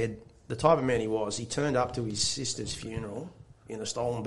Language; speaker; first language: English; native; English